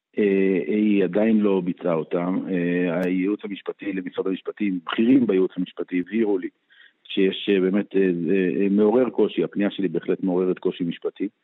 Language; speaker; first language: Hebrew; native; Hebrew